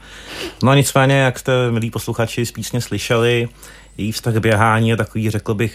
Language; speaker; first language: Czech; native; Czech